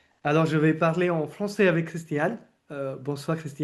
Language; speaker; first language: French; non-native, fluent; Hindi